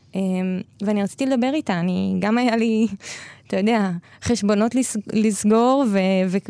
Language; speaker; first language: Hebrew; native; Hebrew